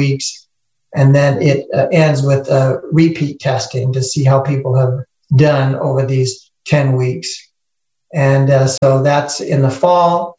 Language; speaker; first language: English; native; English